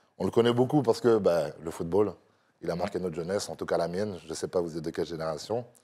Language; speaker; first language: French; native; French